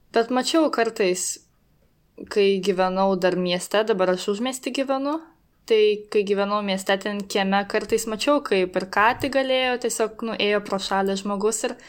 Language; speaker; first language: Lithuanian; native; Lithuanian